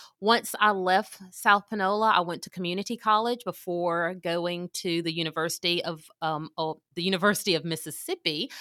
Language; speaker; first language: English; native; English